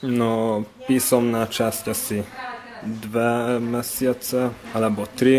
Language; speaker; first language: Slovak; non-native, local second language; Hungarian